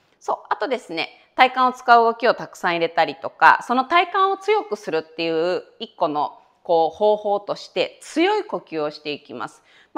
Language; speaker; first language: Japanese; native; Japanese